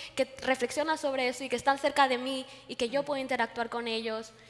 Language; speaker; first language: Spanish; native; Spanish